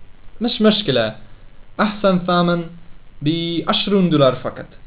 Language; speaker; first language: Arabic; non-native, learner; English